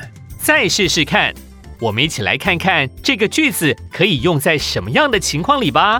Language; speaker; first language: Chinese; native; Chinese